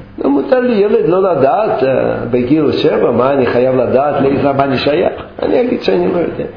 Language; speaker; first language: Hebrew; non-native, fluent; Russian